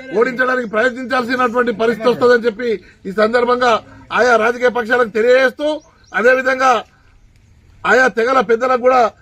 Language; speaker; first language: Telugu; native; Telugu